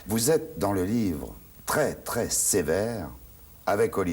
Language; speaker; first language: French; native; French